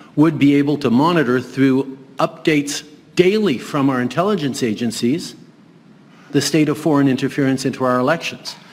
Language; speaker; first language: English; early bilingual, other home language; French